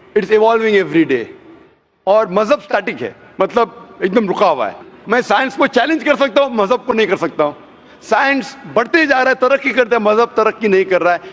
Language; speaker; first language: Hindi; non-native, local second language; Konkani